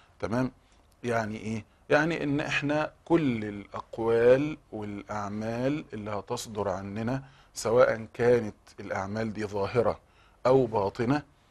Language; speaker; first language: Arabic; native; Arabic